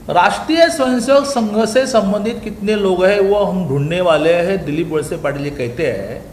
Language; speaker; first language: Hindi; non-native, local second language; Marathi